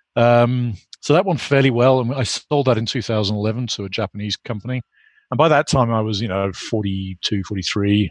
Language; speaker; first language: English; native; English